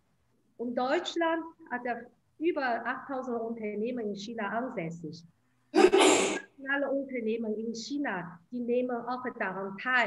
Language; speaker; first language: German; non-native, fluent; Chinese